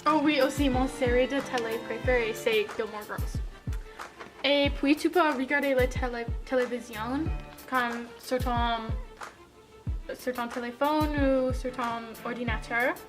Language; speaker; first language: French; non-native, learner; English